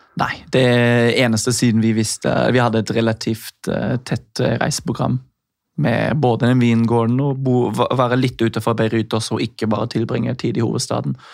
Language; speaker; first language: Norwegian; non-native, fluent; English